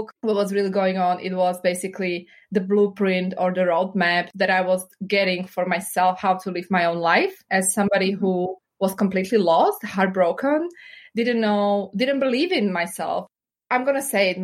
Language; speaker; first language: English; non-native, fluent; Slovak